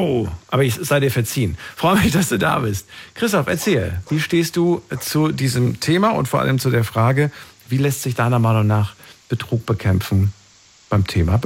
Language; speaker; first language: German; native; German